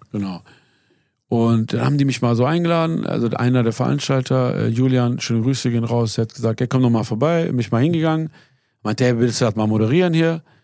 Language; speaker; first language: German; early bilingual, other home language; Persian